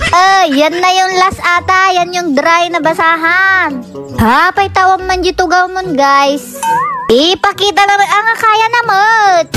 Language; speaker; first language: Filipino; non-native, local second language; Iloko